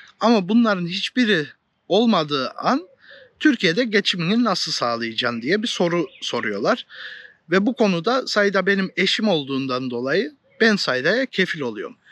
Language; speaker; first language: Turkish; native; Turkish